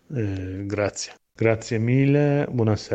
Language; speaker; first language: Italian; non-native, learner; Kurdish